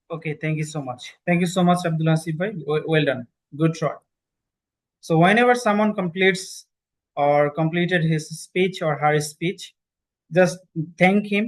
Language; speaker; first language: English; non-native, fluent; Bangla